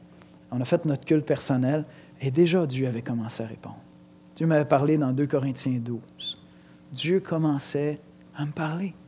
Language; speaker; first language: French; native; French